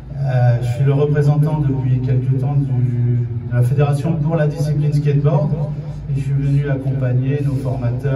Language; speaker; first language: French; native; French